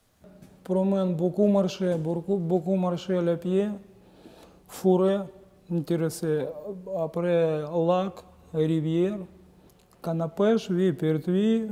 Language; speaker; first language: French; non-native, learner; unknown